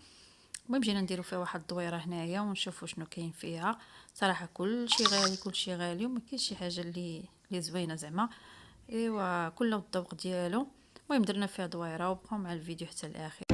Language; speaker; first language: Arabic; native; Arabic